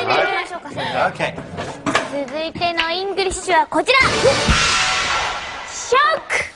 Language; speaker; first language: Japanese; native; Japanese